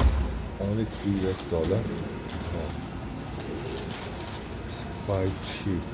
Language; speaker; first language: English; non-native, fluent; Portuguese